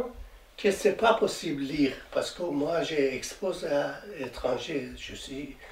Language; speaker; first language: French; non-native, learner; Persian